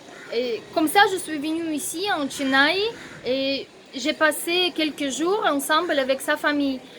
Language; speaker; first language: French; non-native, fluent; Russian